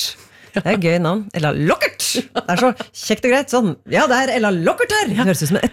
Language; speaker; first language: Norwegian; native; Norwegian